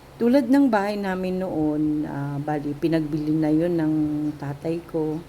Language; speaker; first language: Filipino; native; Filipino